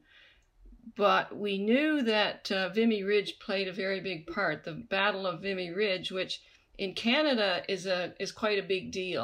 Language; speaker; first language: English; native; English